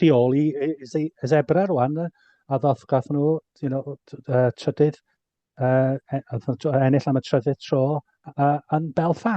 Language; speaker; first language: Welsh; non-native, fluent; English